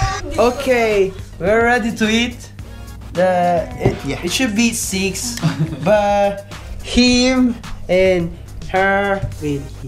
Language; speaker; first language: English; non-native, learner; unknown